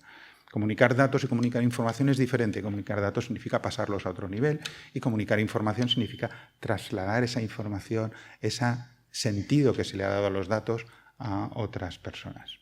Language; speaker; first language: Spanish; native; Spanish